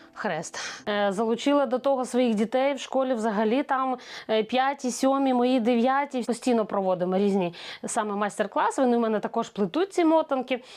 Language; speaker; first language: Ukrainian; native; Ukrainian